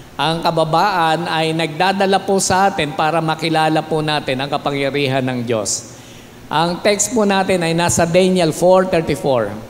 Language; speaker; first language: Filipino; native; Filipino